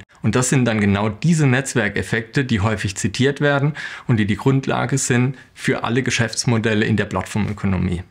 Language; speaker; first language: German; native; German